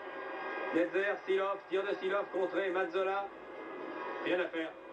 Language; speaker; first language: French; native; French